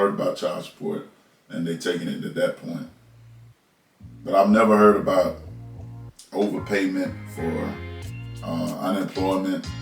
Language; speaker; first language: English; native; English